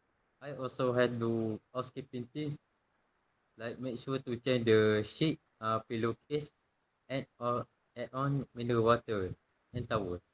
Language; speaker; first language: English; non-native, local second language; Malay